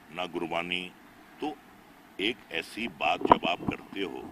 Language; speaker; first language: Hindi; native; Hindi